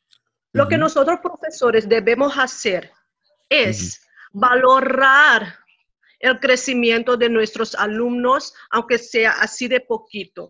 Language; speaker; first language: Spanish; non-native, fluent; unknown